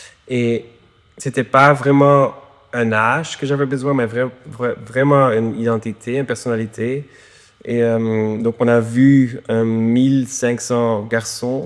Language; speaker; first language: French; non-native, local second language; Dutch